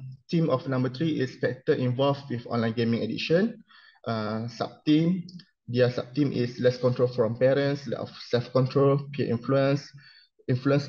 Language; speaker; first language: English; non-native, local second language; Malay